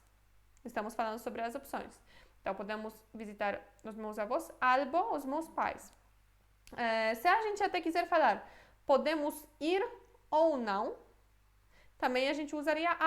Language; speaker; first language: Portuguese; non-native, fluent; Polish